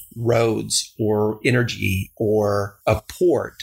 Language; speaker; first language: English; native; English